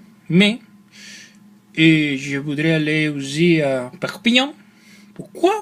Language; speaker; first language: French; non-native, learner; Spanish